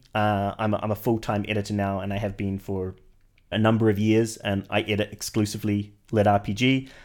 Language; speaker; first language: English; native; English